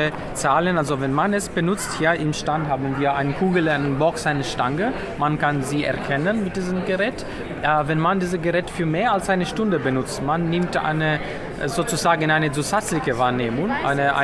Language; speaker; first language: German; non-native, learner; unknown